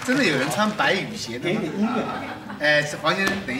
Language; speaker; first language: Chinese; native; Chinese